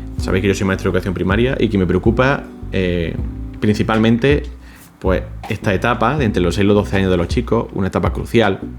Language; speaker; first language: Spanish; native; Spanish